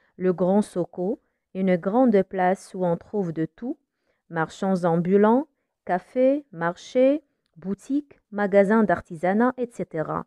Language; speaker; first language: French; non-native, local second language; Arabic